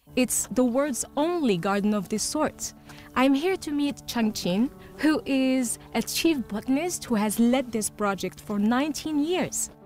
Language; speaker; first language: English; non-native, fluent; Arabic